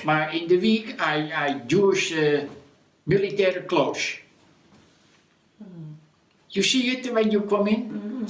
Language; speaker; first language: English; non-native, learner; Dutch